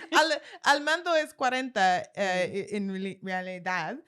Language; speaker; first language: Spanish; non-native, learner; English